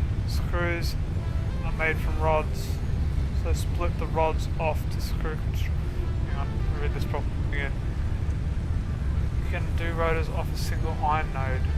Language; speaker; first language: English; native; English